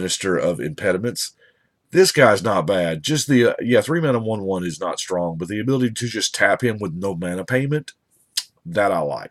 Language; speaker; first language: English; native; English